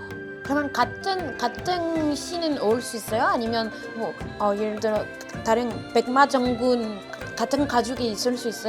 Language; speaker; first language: Korean; non-native, fluent; French